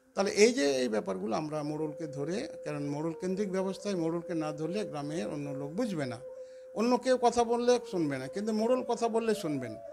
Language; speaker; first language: Bangla; non-native, local second language; Santali